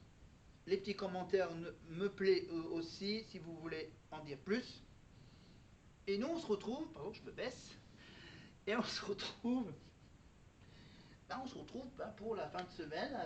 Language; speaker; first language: French; native; French